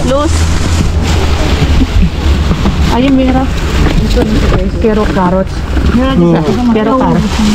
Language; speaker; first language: Spanish; non-native, learner; Filipino